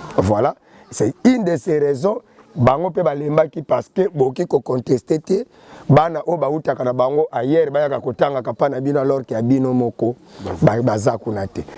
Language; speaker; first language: Lingala; non-native, local second language; Kongo